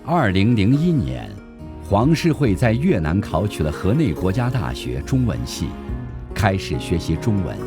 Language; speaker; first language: Chinese; native; Chinese